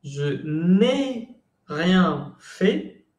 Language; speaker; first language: French; non-native, fluent; Spanish